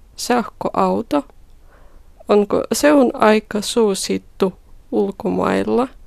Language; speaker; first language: Finnish; non-native, learner; Russian